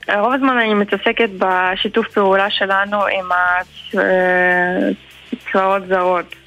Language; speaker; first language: Hebrew; early bilingual, heritage; Hebrew